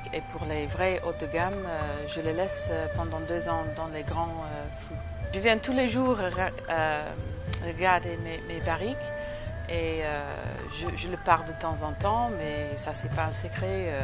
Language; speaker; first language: French; non-native, fluent; English